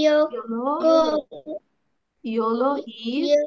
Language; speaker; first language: English; non-native, learner; Bangla